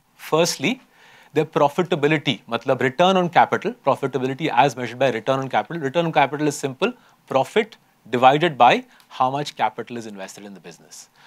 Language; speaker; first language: English; non-native, local second language; Hindi